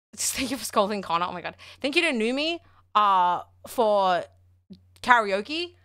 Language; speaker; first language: English; native; English